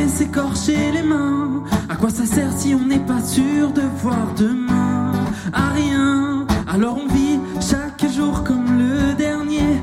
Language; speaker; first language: French; native; French